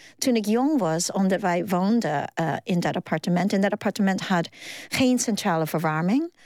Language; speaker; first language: Dutch; non-native, fluent; Cantonese